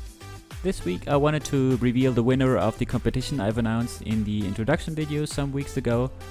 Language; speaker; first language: English; non-native, fluent; German